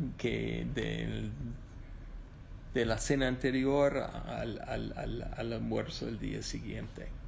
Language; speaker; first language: Spanish; non-native, learner; English